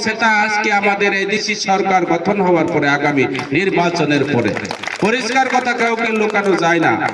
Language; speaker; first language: Bangla; non-native, local second language; Chakma